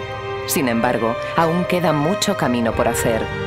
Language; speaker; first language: Spanish; native; Spanish